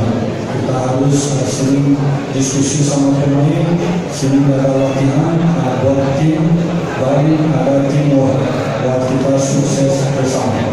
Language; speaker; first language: Indonesian; non-native, fluent; Portuguese